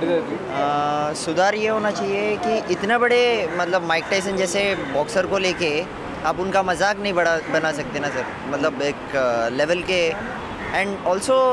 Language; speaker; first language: Hindi; non-native, local second language; Telugu